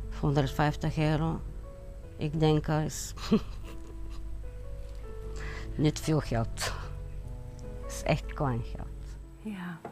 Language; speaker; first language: Dutch; non-native, learner; Bulgarian